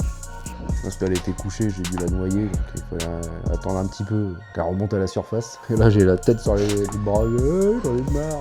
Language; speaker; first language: French; native; French